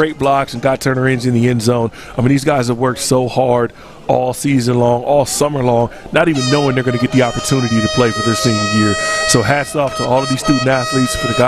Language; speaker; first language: English; native; English